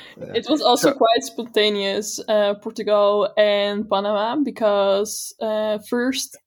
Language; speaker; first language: English; non-native, fluent; Dutch